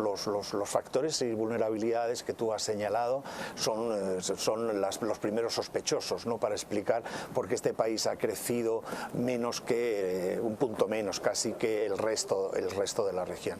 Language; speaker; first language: Spanish; native; Spanish